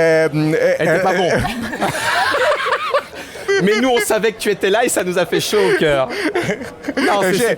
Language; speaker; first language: French; native; French